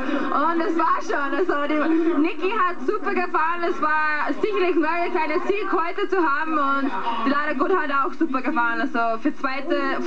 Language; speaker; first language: German; non-native, fluent; English